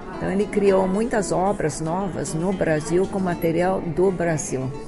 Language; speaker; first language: Portuguese; early bilingual, other home language; Chinese